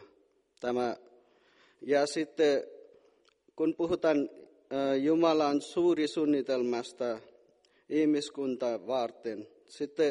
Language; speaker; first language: Finnish; non-native, fluent; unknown